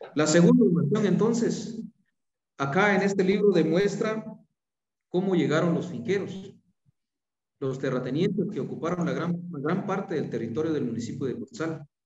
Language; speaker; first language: Spanish; non-native, local second language; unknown